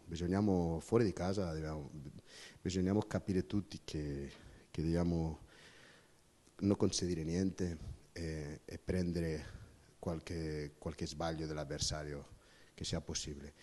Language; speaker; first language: Italian; non-native, fluent; Spanish